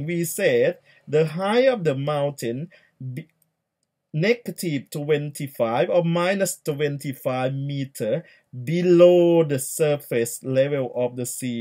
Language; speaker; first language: English; non-native, fluent; Thai